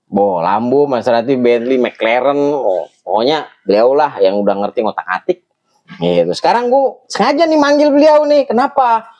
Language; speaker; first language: Indonesian; native; Indonesian